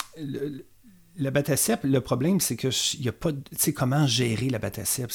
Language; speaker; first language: French; native; French